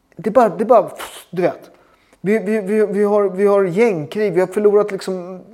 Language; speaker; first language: Swedish; native; Swedish